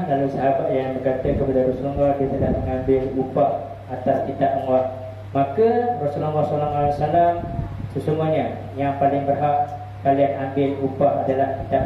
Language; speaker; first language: Malay; native; Malay